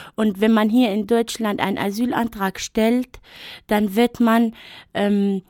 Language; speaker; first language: German; non-native, fluent; Arabic